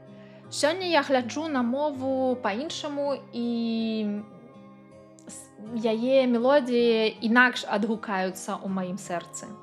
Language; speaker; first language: Belarusian; non-native, local second language; Russian